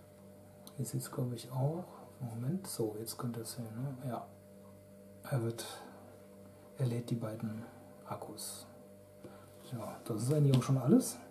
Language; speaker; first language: German; native; German